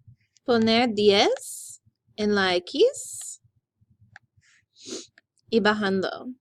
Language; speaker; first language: Spanish; non-native, learner; English